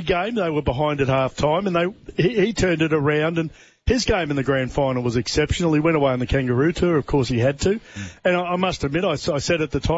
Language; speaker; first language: English; native; English